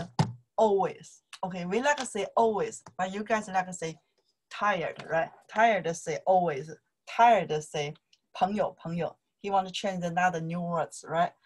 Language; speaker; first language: English; non-native, learner; Chinese